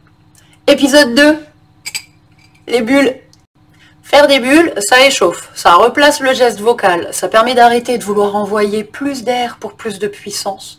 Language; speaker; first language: French; native; French